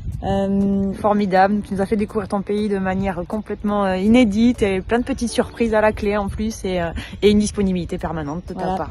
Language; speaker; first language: French; native; French